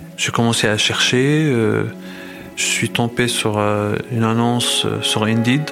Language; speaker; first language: French; non-native, fluent; Arabic